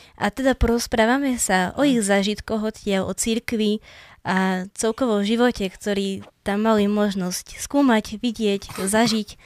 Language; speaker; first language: Slovak; native; Slovak